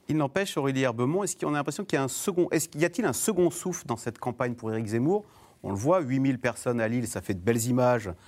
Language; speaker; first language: French; native; French